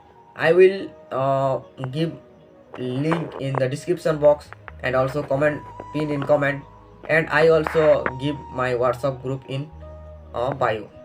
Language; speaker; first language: English; non-native, local second language; Odia